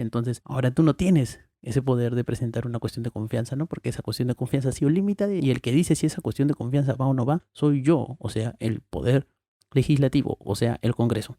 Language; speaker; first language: Spanish; native; Spanish